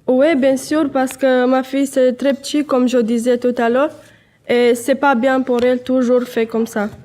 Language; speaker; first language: French; non-native, learner; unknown